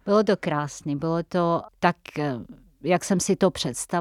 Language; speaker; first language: Czech; non-native, fluent; Tatar